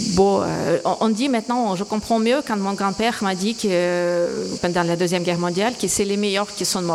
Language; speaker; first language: French; non-native, fluent; Ukrainian